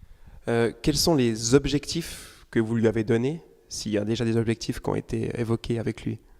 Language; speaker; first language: French; native; French